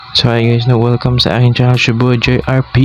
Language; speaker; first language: Filipino; native; Filipino